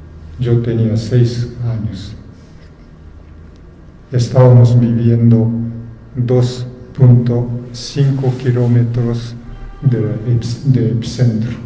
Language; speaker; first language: Spanish; non-native, fluent; Japanese